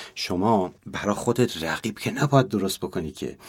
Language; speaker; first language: Persian; native; Persian